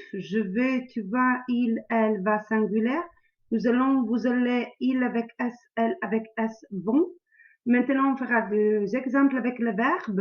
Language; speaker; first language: French; non-native, learner; Italian